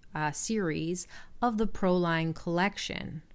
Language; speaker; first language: English; native; English